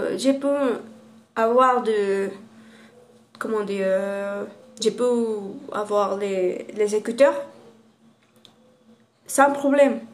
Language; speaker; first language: French; non-native, learner; Spanish